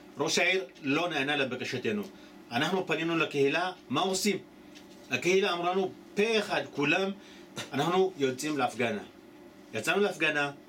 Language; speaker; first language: Hebrew; non-native, fluent; Amharic